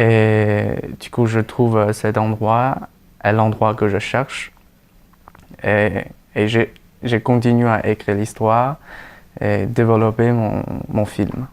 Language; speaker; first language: French; non-native, fluent; Chinese